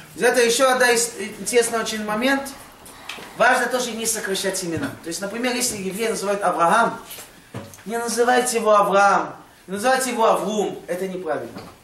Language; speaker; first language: Russian; early bilingual, heritage; Russian